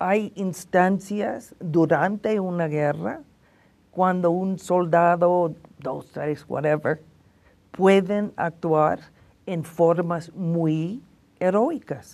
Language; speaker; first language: Spanish; non-native, fluent; English